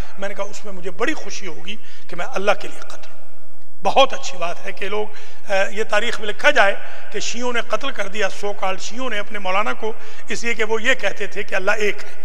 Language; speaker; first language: Urdu; native; Urdu